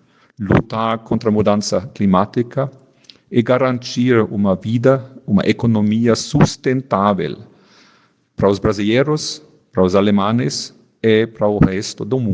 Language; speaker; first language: Portuguese; non-native, fluent; German